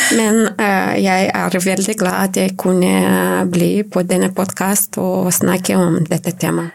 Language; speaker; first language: Norwegian; non-native, learner; Romanian